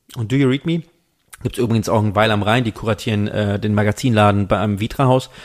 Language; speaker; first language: German; native; German